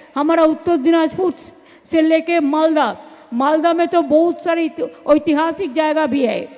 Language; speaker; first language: Hindi; non-native, local second language; Bangla